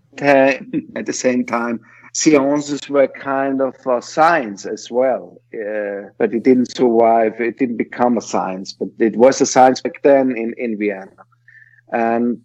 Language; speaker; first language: English; non-native, fluent; German